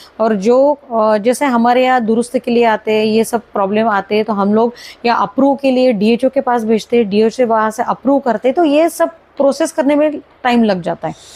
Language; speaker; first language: Hindi; non-native, local second language; Marathi